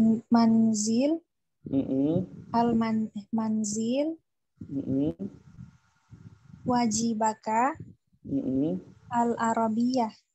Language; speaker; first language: Arabic; non-native, learner; Indonesian